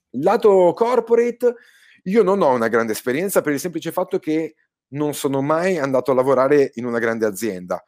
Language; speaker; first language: Italian; native; Italian